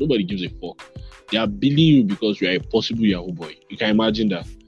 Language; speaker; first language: English; non-native, local second language; Yoruba